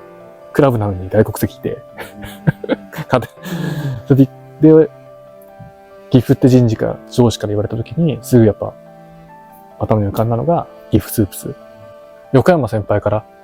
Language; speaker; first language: Japanese; native; Japanese